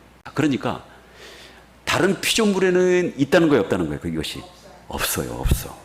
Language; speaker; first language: Korean; native; Korean